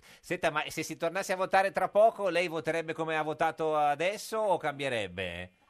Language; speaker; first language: Italian; native; Italian